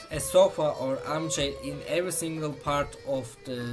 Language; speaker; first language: English; non-native, fluent; Turkish